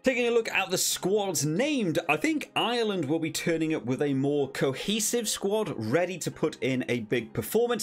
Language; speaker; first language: English; native; English